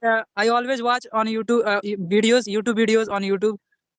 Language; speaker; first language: English; non-native, learner; Hindi